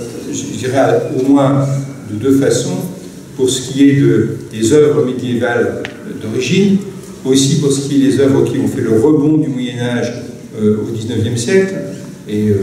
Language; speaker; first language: French; native; French